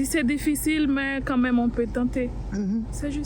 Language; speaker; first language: French; non-native, local second language; Haitian Creole